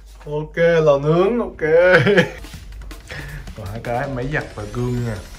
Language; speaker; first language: Vietnamese; native; Vietnamese